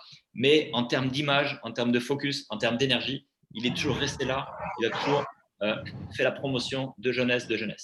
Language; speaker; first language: French; native; French